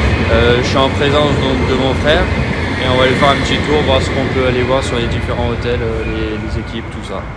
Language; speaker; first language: French; native; French